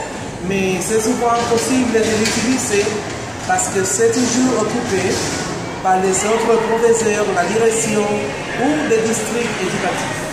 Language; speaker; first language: French; non-native, learner; Spanish